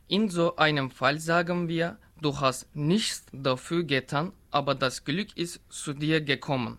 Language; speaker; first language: German; non-native, learner; Turkish